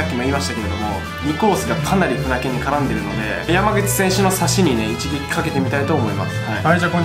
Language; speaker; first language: Japanese; native; Japanese